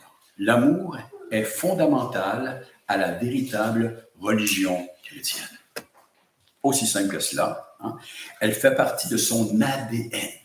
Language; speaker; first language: French; native; French